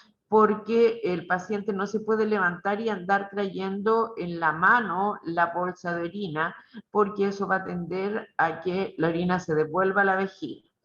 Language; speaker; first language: Spanish; native; Spanish